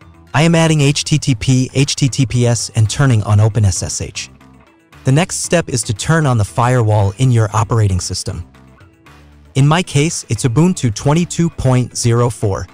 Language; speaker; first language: English; non-native, fluent; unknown